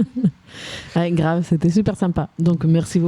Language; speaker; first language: French; native; French